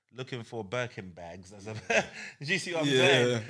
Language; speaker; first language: English; native; English